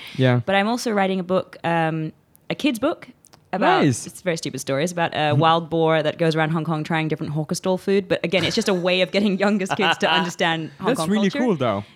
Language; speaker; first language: English; early bilingual, other home language; Arabic